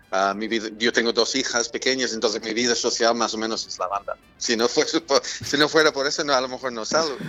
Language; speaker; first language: Spanish; non-native, fluent; English